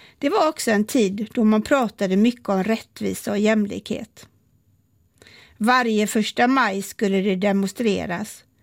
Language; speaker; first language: Swedish; native; Swedish